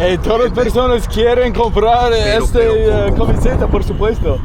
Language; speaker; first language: Spanish; non-native, learner; English